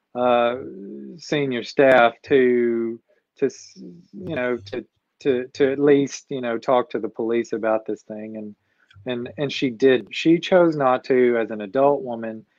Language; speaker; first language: English; native; English